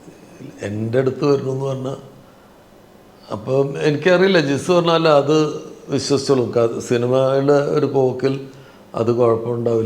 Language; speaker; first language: Malayalam; native; Malayalam